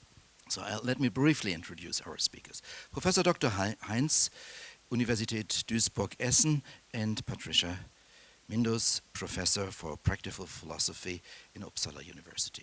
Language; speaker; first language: English; non-native, fluent; German